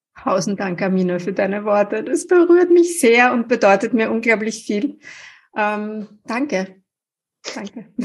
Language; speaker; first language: German; native; German